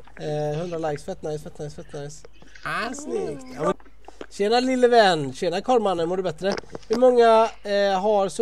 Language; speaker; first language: Swedish; native; Swedish